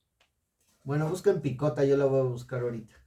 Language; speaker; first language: Spanish; native; Spanish